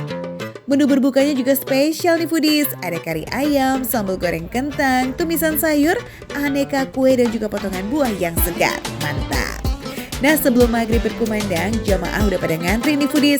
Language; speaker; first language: Indonesian; native; Indonesian